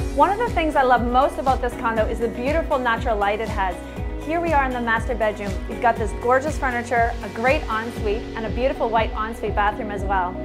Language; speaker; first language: English; native; English